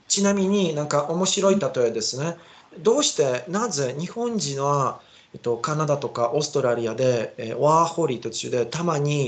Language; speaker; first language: Japanese; non-native, learner; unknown